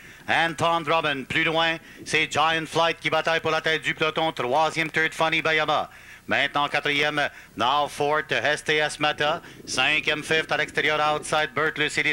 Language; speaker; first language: French; native; French